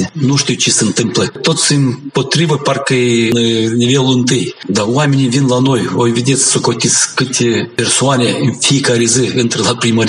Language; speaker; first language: Romanian; non-native, local second language; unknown